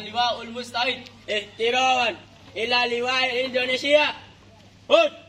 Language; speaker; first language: Arabic; non-native, learner; Indonesian